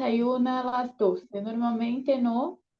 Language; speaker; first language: Spanish; non-native, learner; Portuguese